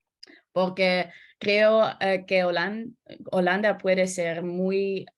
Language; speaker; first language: Spanish; non-native, learner; Dutch